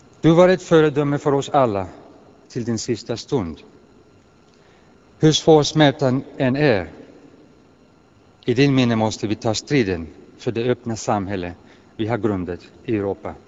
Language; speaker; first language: Swedish; non-native, fluent; Greek